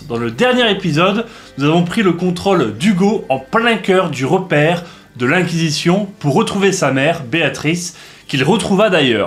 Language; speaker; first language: French; native; French